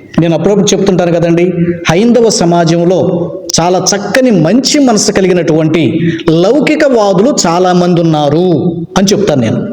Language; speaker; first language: Telugu; native; Telugu